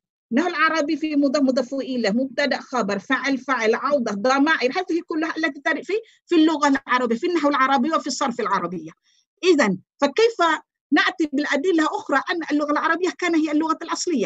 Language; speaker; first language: Arabic; non-native, fluent; Malay